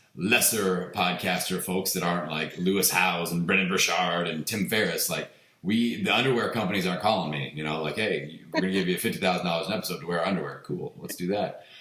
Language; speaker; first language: English; native; English